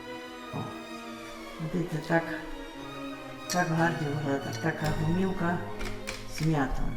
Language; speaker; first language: Polish; non-native, local second language; Rusyn